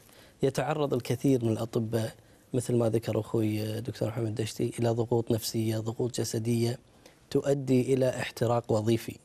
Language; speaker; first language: Arabic; native; Arabic